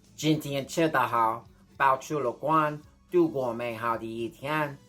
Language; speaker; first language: Chinese; non-native, learner; English